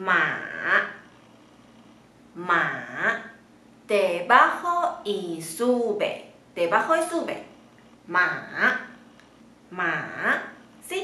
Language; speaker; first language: Spanish; non-native, fluent; Chinese